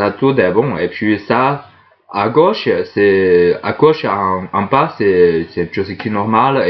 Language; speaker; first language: French; non-native, fluent; Chinese